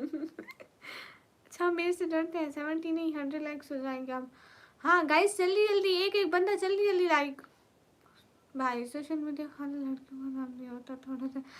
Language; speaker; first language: Urdu; non-native, local second language; Punjabi